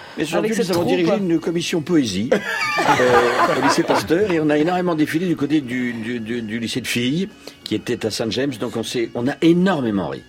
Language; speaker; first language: French; native; French